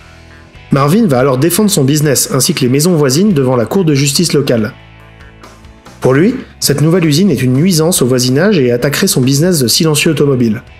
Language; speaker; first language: French; native; French